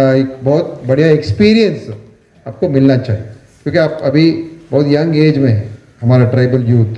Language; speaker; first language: Hindi; non-native, local second language; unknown